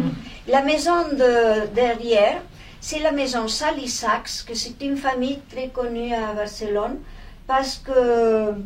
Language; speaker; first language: French; non-native, fluent; Spanish